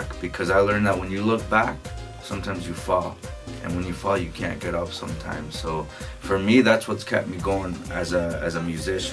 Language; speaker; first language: English; early bilingual, other home language; Spanish